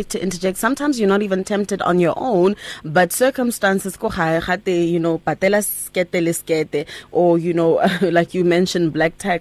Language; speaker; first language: English; non-native, local second language; Tswana